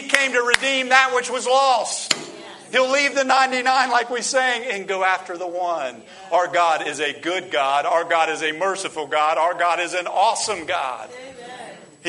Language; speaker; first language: English; native; English